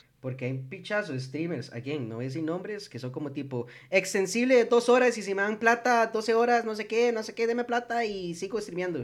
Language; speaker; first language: Spanish; early bilingual, heritage; English